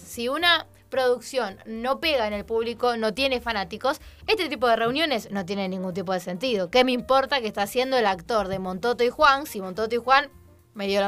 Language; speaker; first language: Spanish; native; Spanish